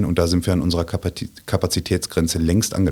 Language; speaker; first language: German; native; German